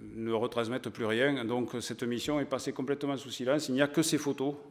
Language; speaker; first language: French; native; French